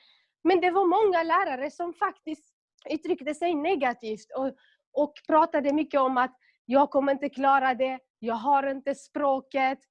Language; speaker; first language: Swedish; non-native, local second language; Kurdish